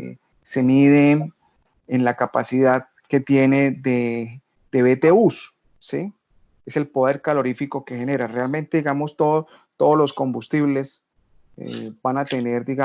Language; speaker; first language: Spanish; native; Spanish